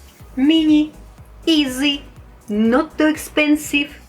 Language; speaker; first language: English; non-native, learner; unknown